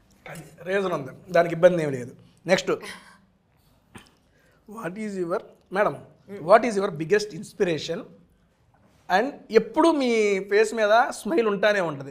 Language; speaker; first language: Telugu; native; Telugu